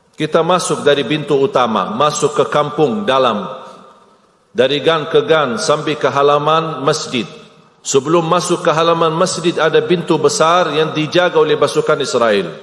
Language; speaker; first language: Malay; non-native, fluent; Arabic